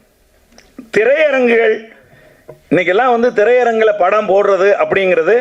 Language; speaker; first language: Tamil; native; Tamil